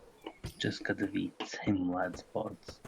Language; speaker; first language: Welsh; non-native, learner; English